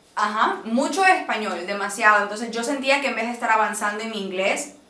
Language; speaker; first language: Spanish; native; Spanish